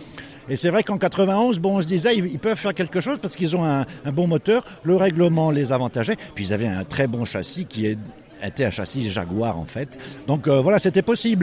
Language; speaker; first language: French; native; French